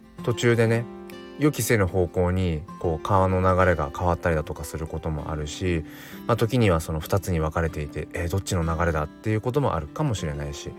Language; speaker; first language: Japanese; native; Japanese